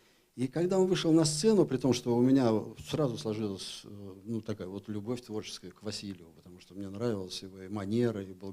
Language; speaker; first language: Russian; native; Russian